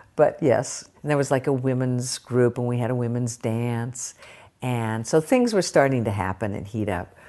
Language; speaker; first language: English; native; English